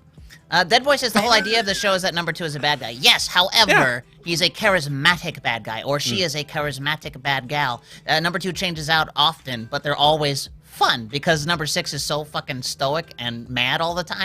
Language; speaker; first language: English; native; English